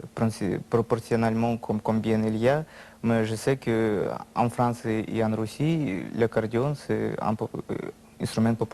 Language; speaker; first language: French; non-native, learner; Russian